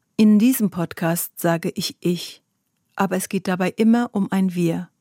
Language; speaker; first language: German; early bilingual, other home language; Kurdish